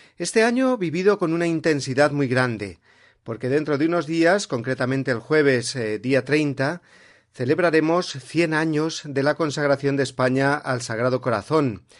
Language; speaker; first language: Spanish; native; Spanish